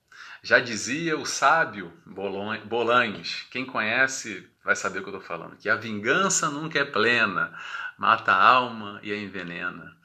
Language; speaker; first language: Portuguese; native; Portuguese